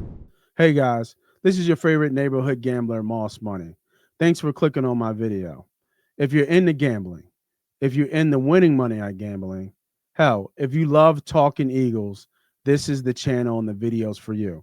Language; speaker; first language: English; native; English